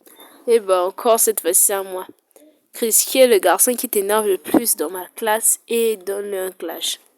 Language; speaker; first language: French; native; French